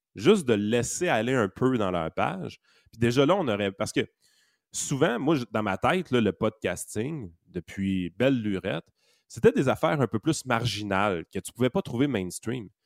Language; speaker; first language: French; native; French